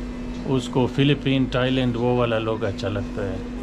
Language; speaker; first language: Hindi; non-native, learner; Pashto